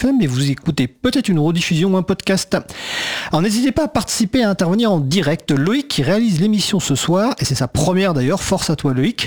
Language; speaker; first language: French; native; French